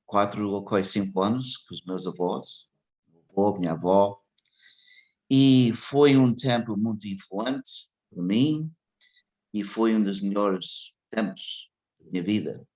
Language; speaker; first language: Portuguese; early bilingual, heritage; English